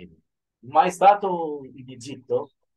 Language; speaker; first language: Italian; non-native, fluent; Arabic